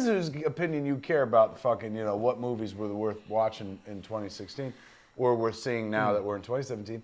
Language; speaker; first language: English; native; English